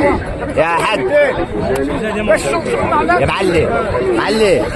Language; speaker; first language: Arabic; native; Arabic